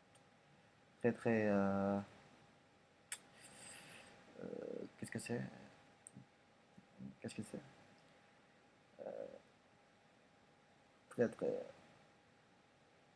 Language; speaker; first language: French; non-native, learner; Indonesian